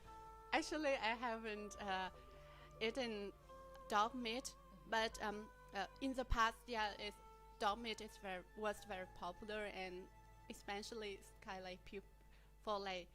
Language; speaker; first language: English; non-native, learner; Vietnamese